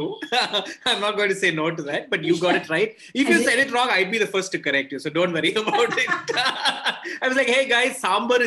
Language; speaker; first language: English; non-native, local second language; Tamil